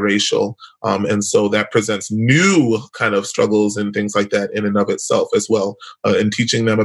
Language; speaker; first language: English; native; English